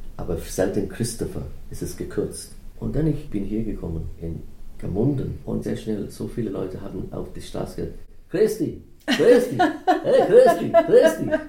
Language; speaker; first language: German; non-native, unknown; English